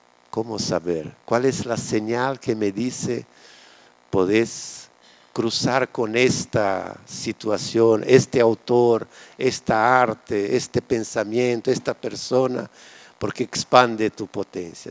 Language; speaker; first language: Spanish; non-native, fluent; Hungarian